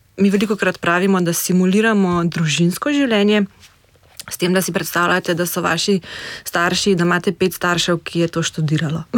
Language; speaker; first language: Slovenian; native; Slovenian